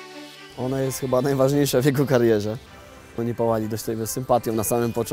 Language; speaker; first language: Polish; native; Polish